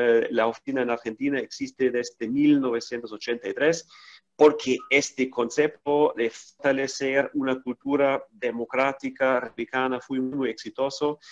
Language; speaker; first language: Spanish; non-native, fluent; German